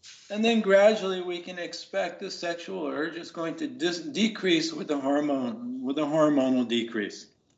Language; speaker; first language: English; native; English